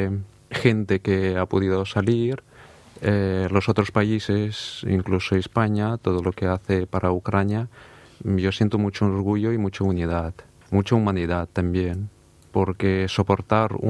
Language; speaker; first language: Spanish; non-native, fluent; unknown